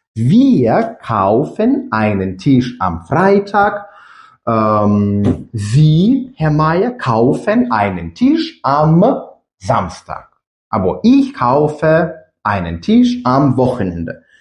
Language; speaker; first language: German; non-native, fluent; Ukrainian